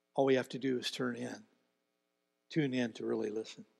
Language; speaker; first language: English; native; English